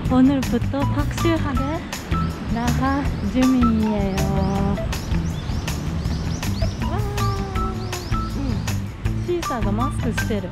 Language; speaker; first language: Korean; non-native, learner; Japanese